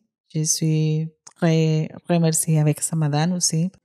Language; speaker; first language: French; non-native, learner; Spanish